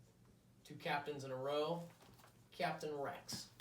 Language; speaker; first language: English; native; English